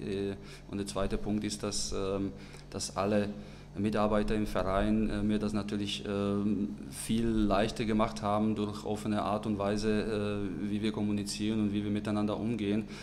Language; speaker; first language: German; non-native, fluent; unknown